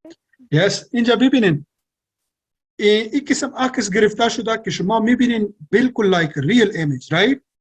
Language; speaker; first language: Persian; non-native, local second language; Pashto